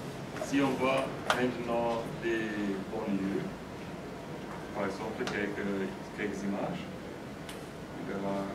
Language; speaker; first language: French; non-native, fluent; German